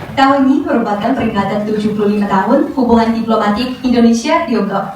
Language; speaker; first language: Indonesian; non-native, fluent; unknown